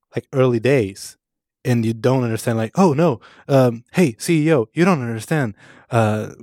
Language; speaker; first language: English; non-native, fluent; Portuguese